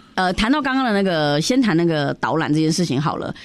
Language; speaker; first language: Chinese; early bilingual, other home language; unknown